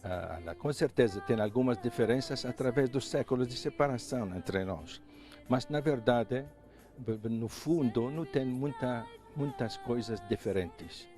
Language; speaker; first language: Portuguese; non-native, fluent; Arabic